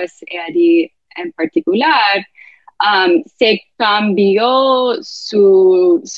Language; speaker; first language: Spanish; non-native, fluent; English